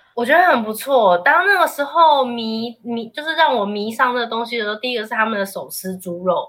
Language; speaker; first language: Chinese; native; Chinese